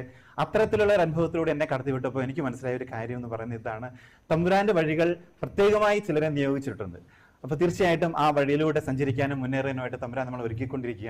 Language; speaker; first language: Malayalam; native; Malayalam